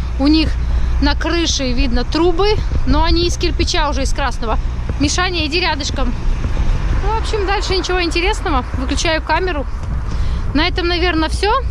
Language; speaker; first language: Russian; native; Russian